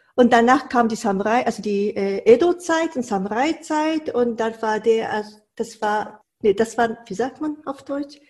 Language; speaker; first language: German; non-native, fluent; Japanese